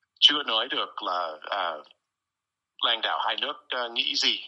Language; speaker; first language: Vietnamese; non-native, fluent; English